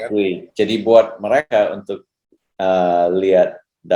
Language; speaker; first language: Indonesian; early bilingual, heritage; English